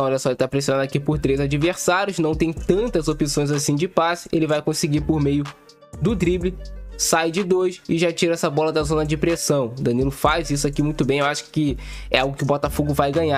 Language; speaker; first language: Portuguese; native; Portuguese